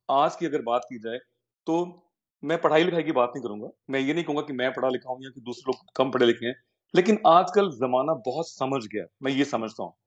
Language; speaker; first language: Hindi; native; Hindi